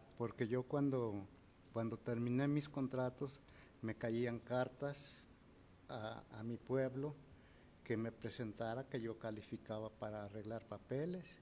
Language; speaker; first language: Spanish; native; Spanish